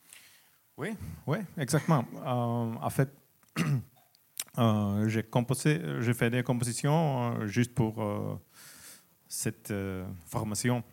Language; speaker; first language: French; non-native, learner; Finnish